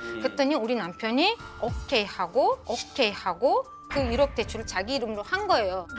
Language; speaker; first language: Korean; non-native, fluent; Uzbek